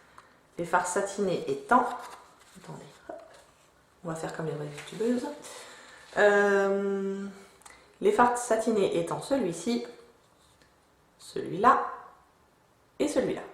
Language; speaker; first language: French; native; French